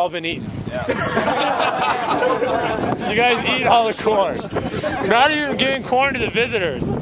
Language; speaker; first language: English; native; English